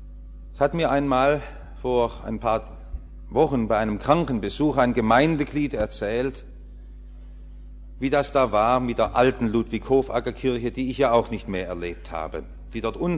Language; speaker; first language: German; native; German